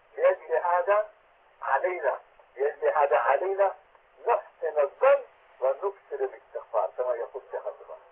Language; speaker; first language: Arabic; non-native, fluent; Urdu